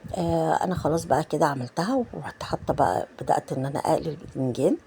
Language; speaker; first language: Arabic; native; Arabic